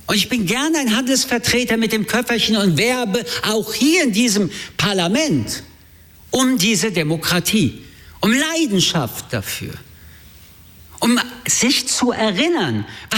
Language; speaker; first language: German; early bilingual, other home language; French